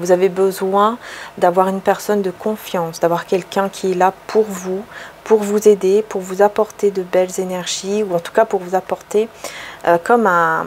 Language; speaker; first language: French; native; French